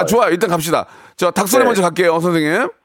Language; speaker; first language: Korean; native; Korean